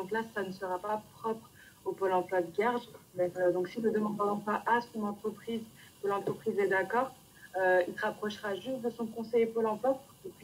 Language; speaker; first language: French; native; French